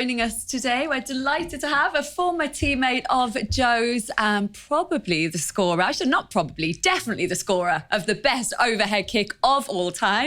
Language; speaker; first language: English; native; English